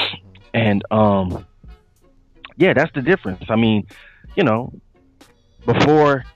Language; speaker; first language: English; native; English